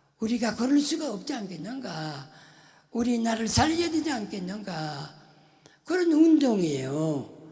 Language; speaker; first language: Korean; non-native, fluent; French